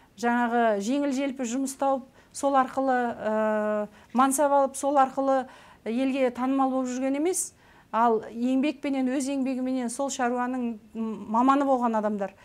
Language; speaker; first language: Kazakh; native; Kazakh